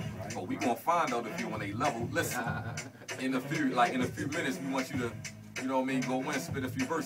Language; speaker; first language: English; native; English